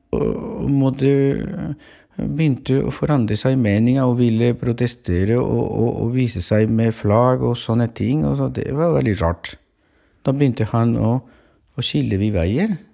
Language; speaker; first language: Norwegian; non-native, fluent; Spanish